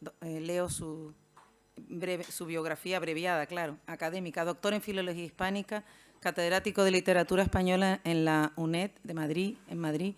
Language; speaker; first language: Spanish; native; Spanish